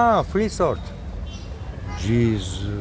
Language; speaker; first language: English; non-native, learner; Slovenian